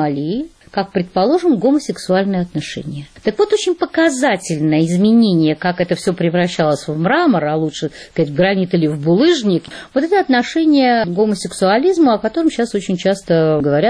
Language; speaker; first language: Russian; native; Russian